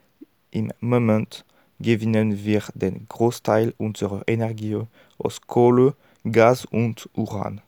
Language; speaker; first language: German; non-native, learner; French